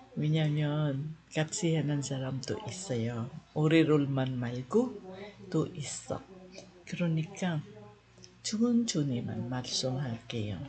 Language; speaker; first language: Korean; non-native, learner; Filipino